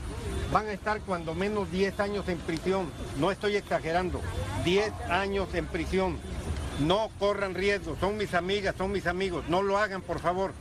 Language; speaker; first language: Spanish; native; Spanish